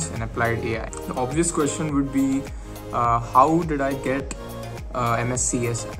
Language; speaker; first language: English; non-native, local second language; Marathi